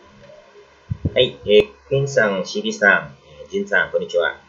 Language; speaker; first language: Japanese; non-native, learner; Filipino